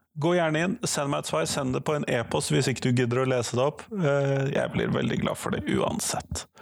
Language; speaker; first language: Norwegian; native; Norwegian